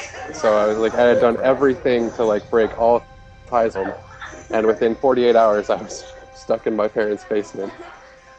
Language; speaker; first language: English; native; English